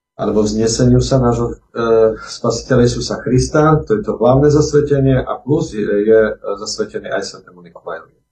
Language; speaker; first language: Slovak; native; Slovak